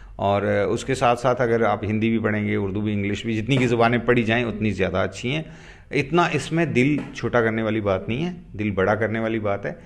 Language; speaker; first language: Hindi; non-native, local second language; Gujari